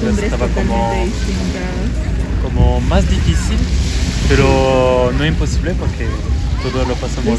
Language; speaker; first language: Spanish; non-native, fluent; French